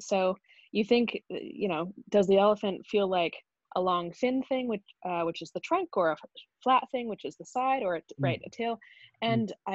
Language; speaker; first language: English; native; English